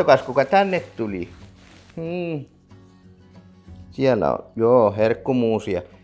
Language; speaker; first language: Finnish; native; Finnish